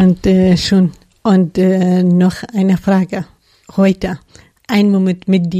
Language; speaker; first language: German; non-native, learner; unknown